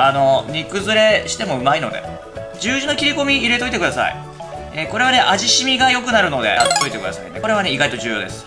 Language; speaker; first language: Japanese; native; Japanese